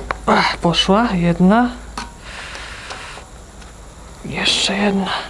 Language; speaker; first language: Polish; native; Polish